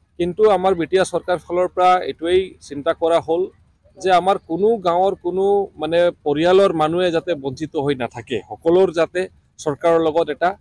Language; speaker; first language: Assamese; non-native, local second language; Bodo